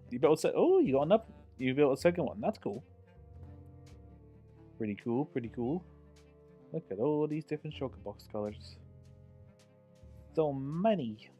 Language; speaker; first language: English; native; English